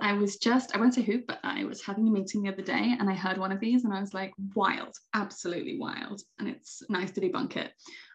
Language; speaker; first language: English; native; English